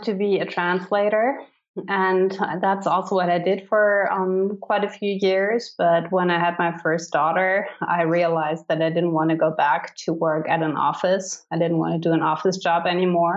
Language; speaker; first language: English; non-native, fluent; German